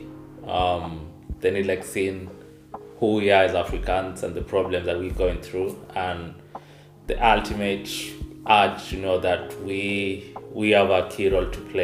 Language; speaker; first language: English; non-native, local second language; Kamba